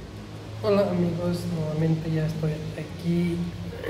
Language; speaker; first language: Spanish; non-native, learner; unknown